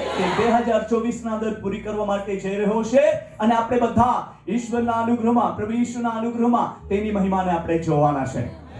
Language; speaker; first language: Gujarati; non-native, local second language; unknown